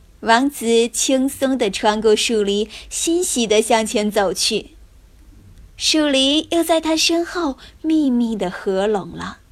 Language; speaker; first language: Chinese; native; Chinese